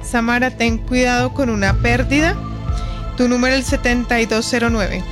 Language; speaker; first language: Spanish; native; Spanish